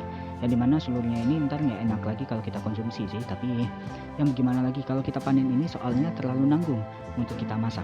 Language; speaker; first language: Indonesian; native; Indonesian